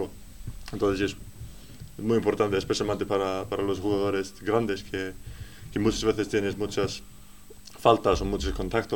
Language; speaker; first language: Spanish; non-native, learner; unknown